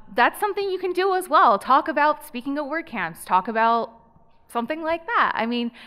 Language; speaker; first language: English; native; English